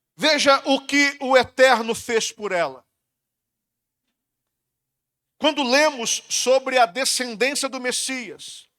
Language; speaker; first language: Portuguese; native; Portuguese